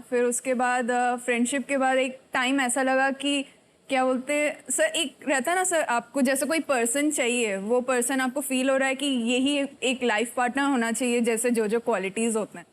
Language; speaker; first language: Hindi; non-native, local second language; Bangla